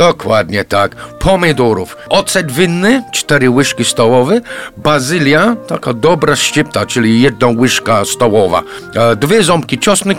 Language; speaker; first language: Polish; non-native, fluent; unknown